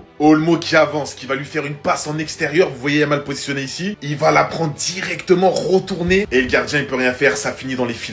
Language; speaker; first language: French; native; French